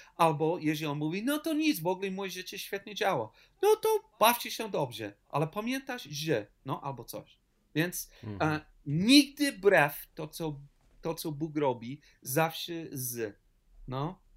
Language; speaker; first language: Polish; non-native, learner; English